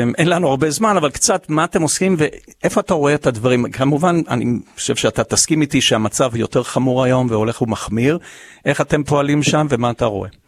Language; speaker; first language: Hebrew; early bilingual, other home language; English